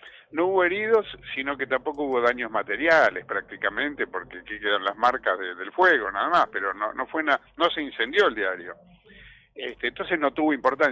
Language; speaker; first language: Spanish; native; Spanish